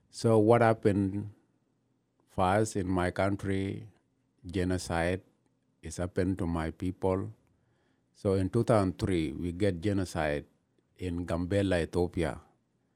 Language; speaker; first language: English; non-native, learner; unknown